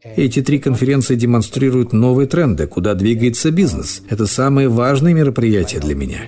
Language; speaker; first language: Russian; non-native, fluent; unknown